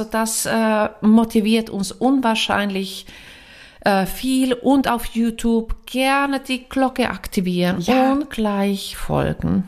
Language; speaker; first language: German; non-native, fluent; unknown